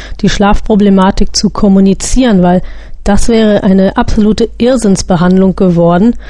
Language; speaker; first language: German; native; German